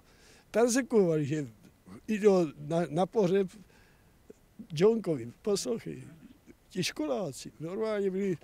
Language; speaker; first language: Czech; native; Czech